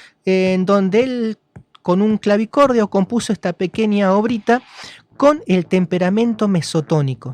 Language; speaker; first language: Spanish; native; Spanish